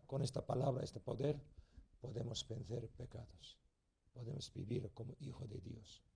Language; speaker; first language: Spanish; non-native, learner; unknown